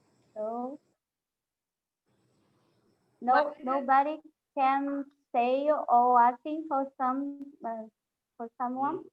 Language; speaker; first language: English; non-native, learner; Portuguese